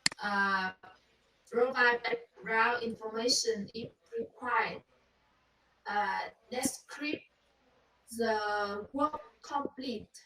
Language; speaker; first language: English; non-native, learner; Vietnamese